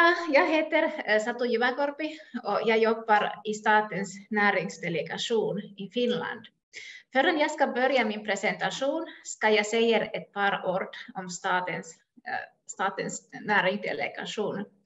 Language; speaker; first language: Swedish; non-native, local second language; Finnish